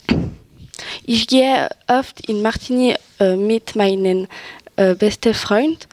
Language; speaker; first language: German; non-native, local second language; French